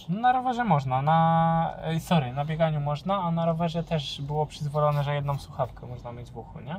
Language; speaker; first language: Polish; native; Polish